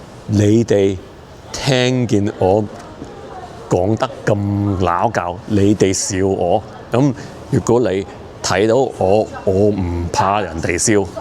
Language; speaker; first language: Cantonese; early bilingual, heritage; Cantonese